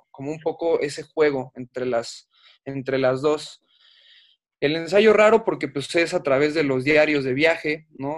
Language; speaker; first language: Spanish; native; Spanish